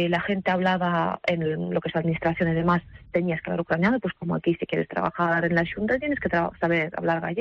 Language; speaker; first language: Spanish; non-native, fluent; Russian